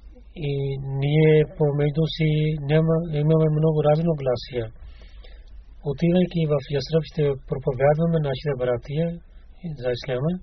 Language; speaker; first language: Bulgarian; non-native, fluent; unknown